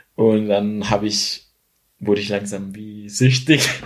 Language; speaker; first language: German; native; German